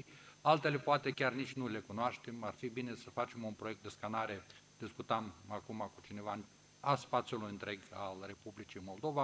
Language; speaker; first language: Romanian; native; Romanian